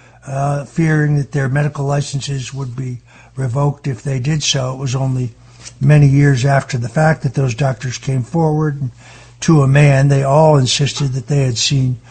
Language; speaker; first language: English; native; English